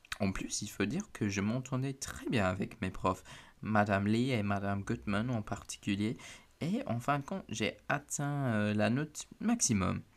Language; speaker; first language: French; non-native, fluent; English